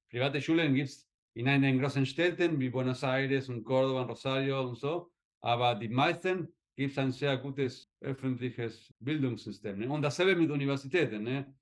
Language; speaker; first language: German; early bilingual, heritage; Spanish